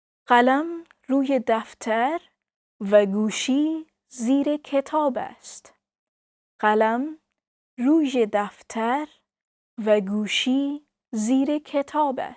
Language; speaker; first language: Persian; non-native, fluent; Urdu